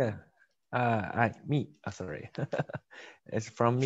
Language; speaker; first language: English; non-native, learner; Chinese